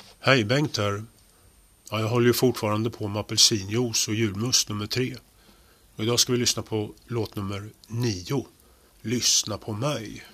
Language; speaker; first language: Swedish; native; Swedish